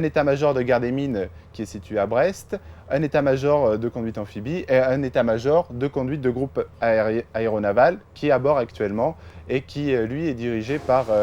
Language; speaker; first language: French; native; French